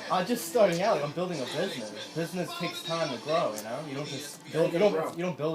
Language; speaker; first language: English; native; English